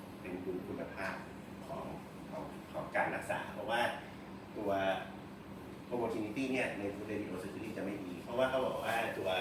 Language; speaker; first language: Thai; native; Thai